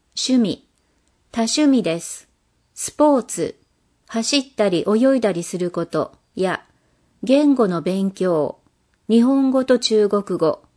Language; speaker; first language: Japanese; non-native, fluent; English